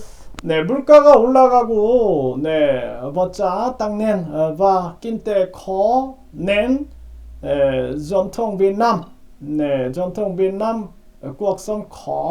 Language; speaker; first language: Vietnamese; non-native, learner; Korean